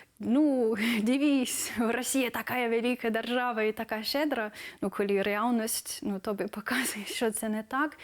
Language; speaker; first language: Ukrainian; non-native, fluent; English